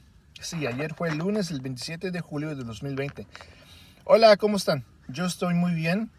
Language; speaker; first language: Spanish; early bilingual, heritage; Spanish